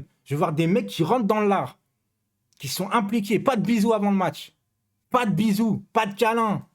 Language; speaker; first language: French; native; French